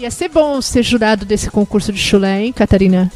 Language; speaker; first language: Portuguese; native; Portuguese